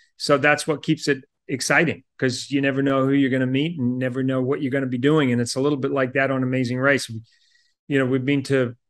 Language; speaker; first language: English; native; English